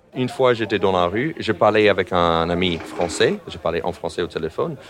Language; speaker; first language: French; non-native, fluent; English